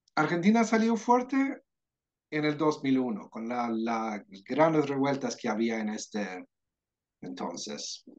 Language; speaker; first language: Spanish; non-native, fluent; Swedish